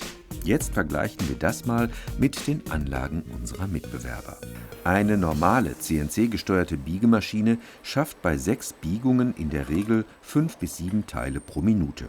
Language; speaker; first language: German; native; German